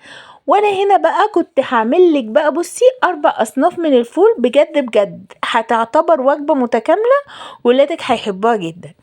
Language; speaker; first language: Arabic; native; Arabic